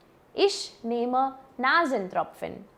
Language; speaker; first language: German; non-native, fluent; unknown